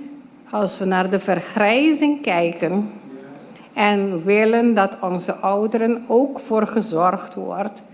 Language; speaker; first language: Dutch; non-native, local second language; Papiamento